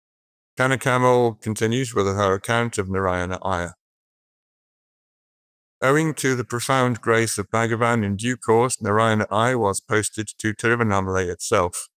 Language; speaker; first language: English; native; English